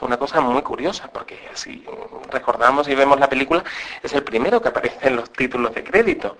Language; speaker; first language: Spanish; native; Spanish